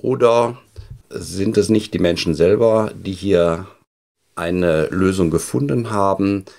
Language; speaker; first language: German; native; German